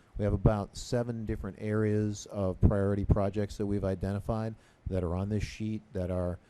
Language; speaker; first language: English; native; English